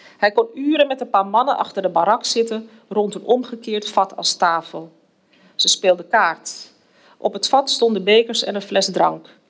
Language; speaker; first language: Dutch; native; Dutch